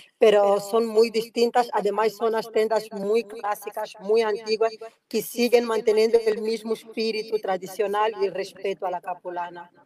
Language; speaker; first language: Spanish; non-native, fluent; Portuguese